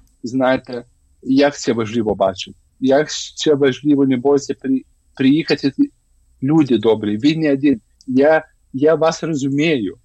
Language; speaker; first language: Ukrainian; non-native, learner; Lithuanian